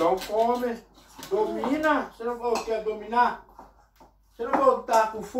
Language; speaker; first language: Portuguese; native; Portuguese